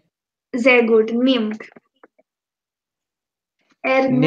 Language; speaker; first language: German; non-native, fluent; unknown